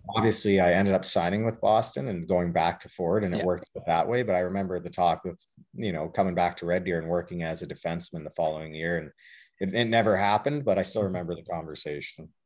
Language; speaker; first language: English; native; English